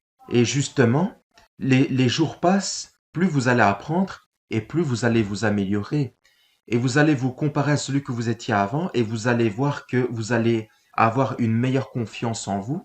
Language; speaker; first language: French; native; French